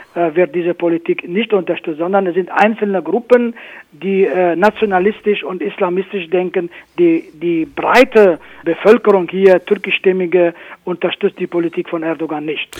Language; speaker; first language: German; non-native, fluent; Kurdish